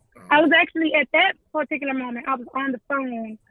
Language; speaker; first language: English; native; English